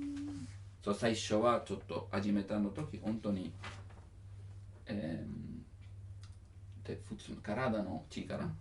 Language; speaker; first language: Japanese; non-native, learner; Italian